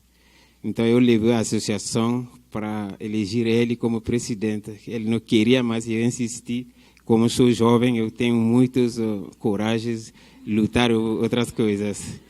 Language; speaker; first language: Portuguese; non-native, fluent; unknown